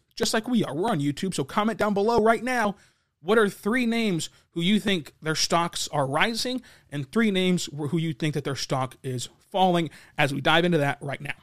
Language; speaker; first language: English; native; English